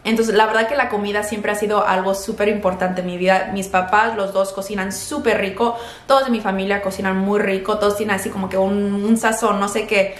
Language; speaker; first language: Spanish; early bilingual, heritage; Spanish